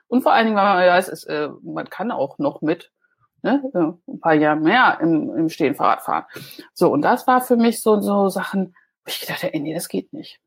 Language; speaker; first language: German; native; German